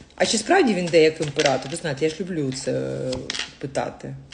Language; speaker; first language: Ukrainian; native; Ukrainian